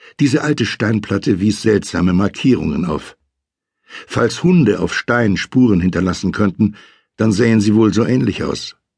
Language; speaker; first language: German; native; German